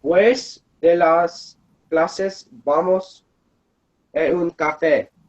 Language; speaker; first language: Spanish; non-native, learner; English